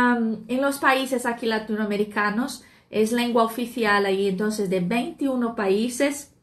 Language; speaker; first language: Spanish; non-native, fluent; Portuguese